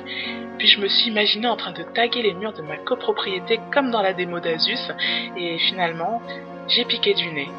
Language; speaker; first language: French; native; French